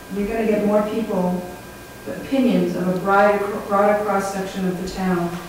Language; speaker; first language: English; native; English